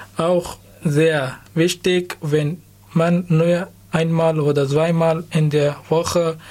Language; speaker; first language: German; non-native, learner; Persian